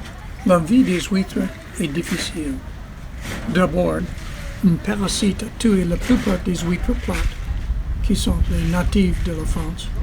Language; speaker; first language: French; non-native, fluent; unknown